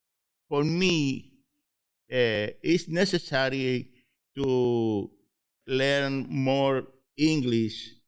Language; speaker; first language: English; non-native, learner; Spanish